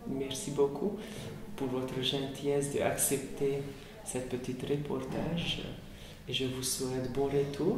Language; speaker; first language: French; non-native, fluent; Hungarian